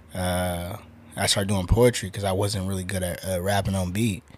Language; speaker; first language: English; native; English